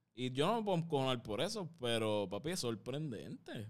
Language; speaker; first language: Spanish; native; Spanish